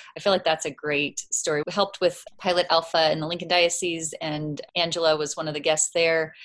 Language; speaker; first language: English; native; English